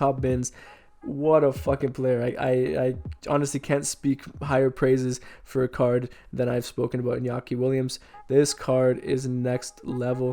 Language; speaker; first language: English; native; English